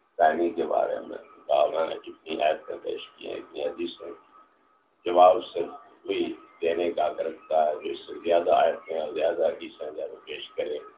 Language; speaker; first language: Urdu; non-native, local second language; Punjabi